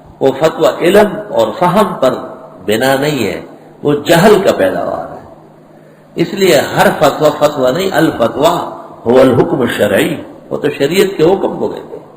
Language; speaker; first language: Urdu; non-native, local second language; Pashto